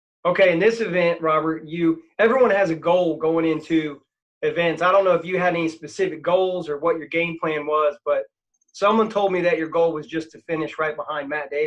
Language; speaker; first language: English; native; English